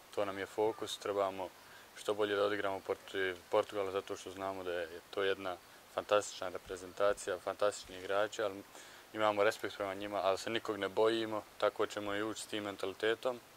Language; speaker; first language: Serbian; early bilingual, heritage; Bosnian